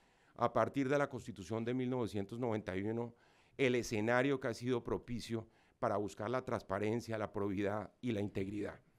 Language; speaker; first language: Spanish; native; Spanish